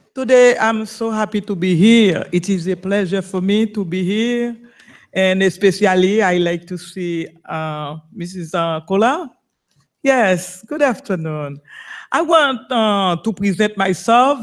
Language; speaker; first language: English; non-native, learner; Haitian Creole